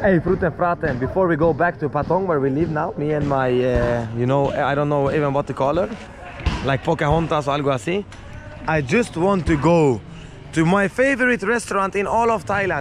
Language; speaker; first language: English; non-native, fluent; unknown